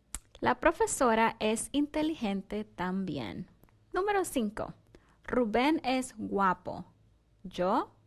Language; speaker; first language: Spanish; non-native, fluent; English